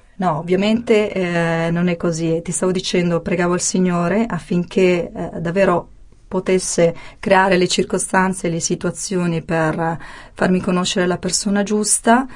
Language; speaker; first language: Italian; native; Italian